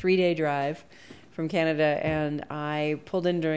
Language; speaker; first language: English; native; English